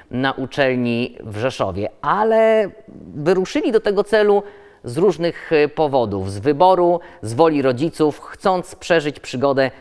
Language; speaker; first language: Polish; native; Polish